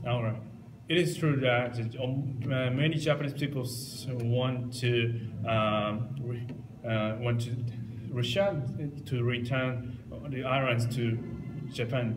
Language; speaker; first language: English; non-native, learner; Japanese